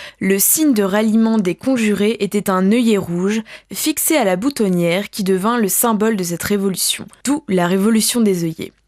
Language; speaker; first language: French; native; French